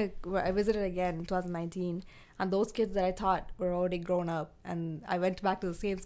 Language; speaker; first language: English; non-native, local second language; Tamil